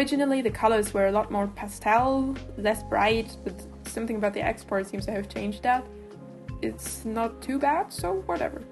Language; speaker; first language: English; non-native, fluent; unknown